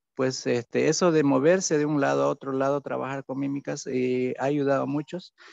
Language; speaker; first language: Spanish; native; Spanish